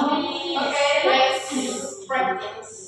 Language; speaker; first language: English; non-native, learner; Indonesian